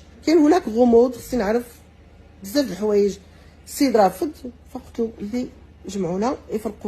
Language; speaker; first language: Arabic; native; Arabic